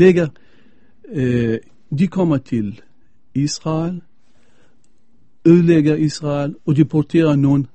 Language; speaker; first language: Danish; non-native, fluent; Arabic